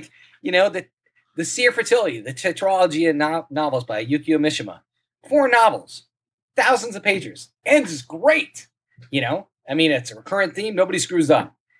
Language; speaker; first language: English; native; English